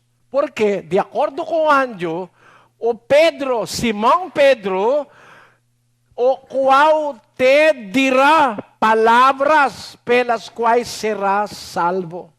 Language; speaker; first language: Portuguese; non-native, learner; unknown